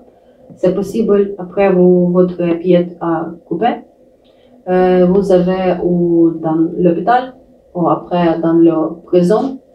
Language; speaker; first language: French; non-native, learner; Russian